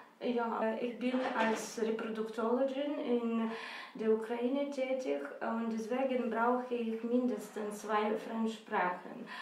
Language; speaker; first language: German; non-native, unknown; Russian